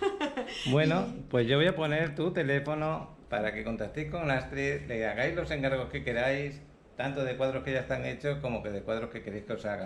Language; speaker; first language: Spanish; native; Spanish